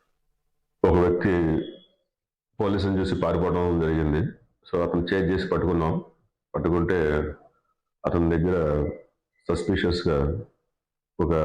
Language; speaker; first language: Telugu; native; Telugu